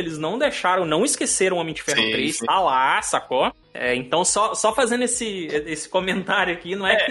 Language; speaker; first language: Portuguese; native; Portuguese